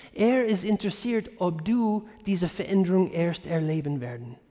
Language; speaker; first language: German; non-native, fluent; English